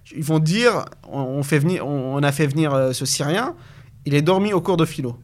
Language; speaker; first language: French; non-native, fluent; Arabic